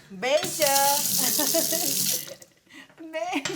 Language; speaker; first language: Dutch; non-native, learner; Thai